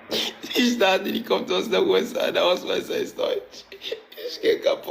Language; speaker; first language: German; native; German